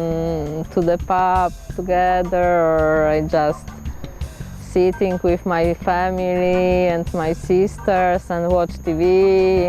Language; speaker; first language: English; non-native, fluent; Polish